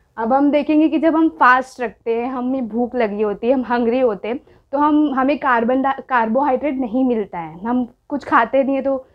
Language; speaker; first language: Hindi; non-native, local second language; Marathi